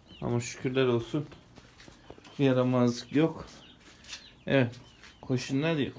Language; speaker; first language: Turkish; native; Turkish